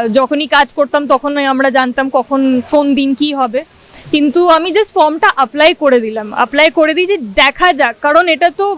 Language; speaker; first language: Bangla; non-native, local second language; Hindi